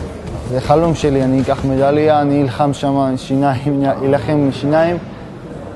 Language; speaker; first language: Hebrew; non-native, learner; Georgian